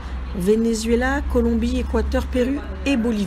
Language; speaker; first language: French; native; French